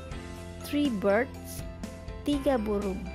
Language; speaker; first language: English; non-native, fluent; Indonesian